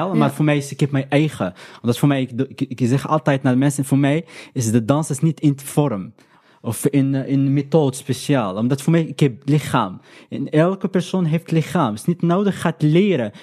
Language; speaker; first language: Dutch; non-native, fluent; Arabic